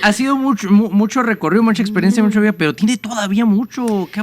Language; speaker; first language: Spanish; native; Spanish